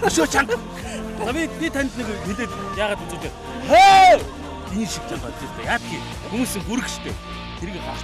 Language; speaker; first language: Mongolian; native; Mongolian